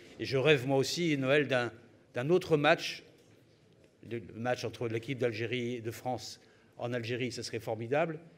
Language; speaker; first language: French; native; French